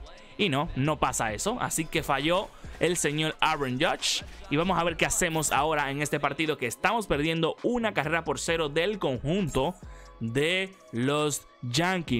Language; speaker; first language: Spanish; native; Spanish